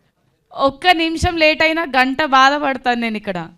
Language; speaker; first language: Telugu; native; Telugu